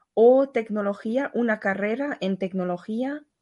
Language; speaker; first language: Spanish; non-native, fluent; Hungarian